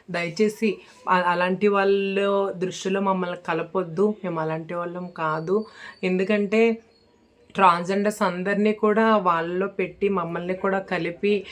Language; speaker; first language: Telugu; native; Telugu